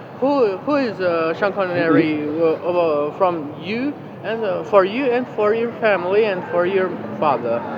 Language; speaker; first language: English; non-native, learner; Georgian